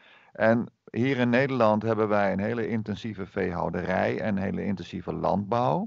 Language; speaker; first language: Dutch; native; Dutch